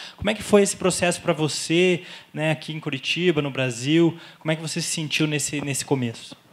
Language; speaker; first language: Portuguese; native; Portuguese